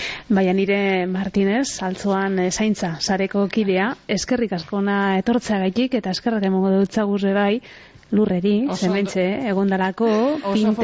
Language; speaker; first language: Basque; native; Basque